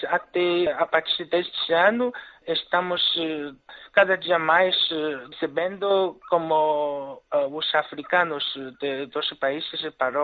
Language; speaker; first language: Portuguese; non-native, fluent; Chinese